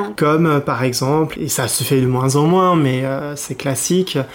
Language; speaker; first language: French; non-native, fluent; English